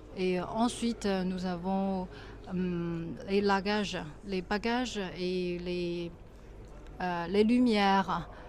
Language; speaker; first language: French; non-native, fluent; Chinese